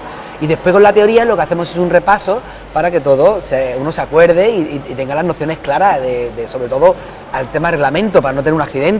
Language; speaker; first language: Spanish; native; Spanish